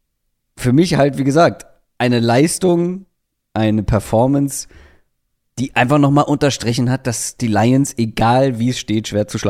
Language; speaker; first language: German; native; German